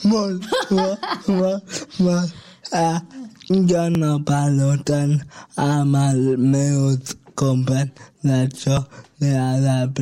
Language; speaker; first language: Catalan; non-native, local second language; Spanish